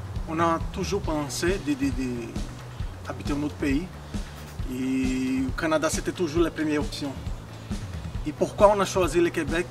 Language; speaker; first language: French; non-native, fluent; Portuguese